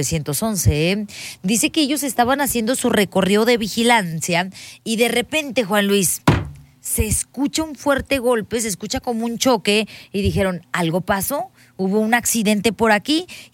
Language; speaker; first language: Spanish; native; Spanish